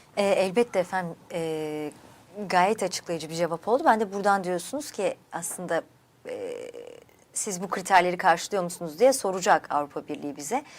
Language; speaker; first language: Turkish; native; Turkish